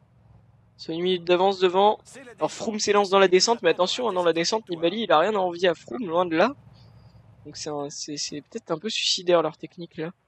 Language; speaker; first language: French; native; French